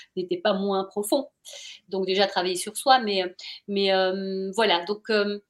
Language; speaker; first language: French; native; French